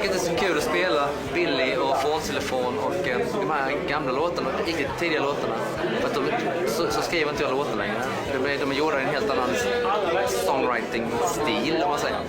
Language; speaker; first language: Swedish; native; Swedish